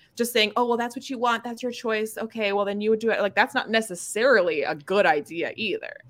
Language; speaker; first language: English; native; English